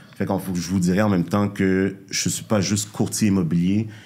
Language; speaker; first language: French; native; French